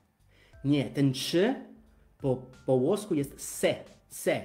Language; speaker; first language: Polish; non-native, fluent; Italian